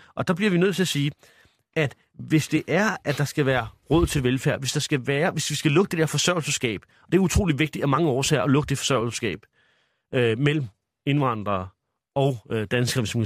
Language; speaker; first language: Danish; early bilingual, other home language; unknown